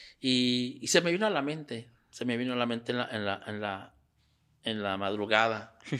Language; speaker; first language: Spanish; native; Spanish